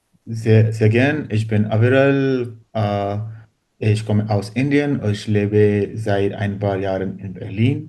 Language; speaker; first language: German; non-native, learner; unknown